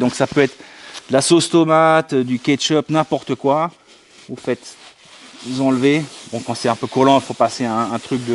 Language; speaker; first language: French; native; French